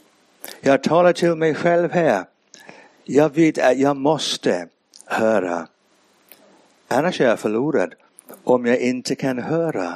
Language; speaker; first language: Swedish; non-native, fluent; English